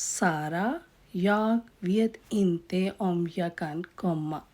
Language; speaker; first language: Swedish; non-native, fluent; Urdu